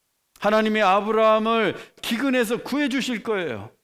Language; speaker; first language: Korean; native; Korean